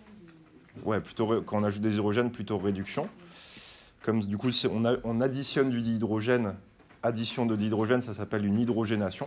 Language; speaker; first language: French; native; French